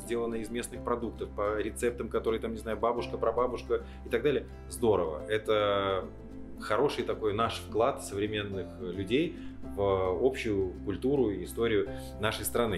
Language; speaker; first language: Russian; native; Russian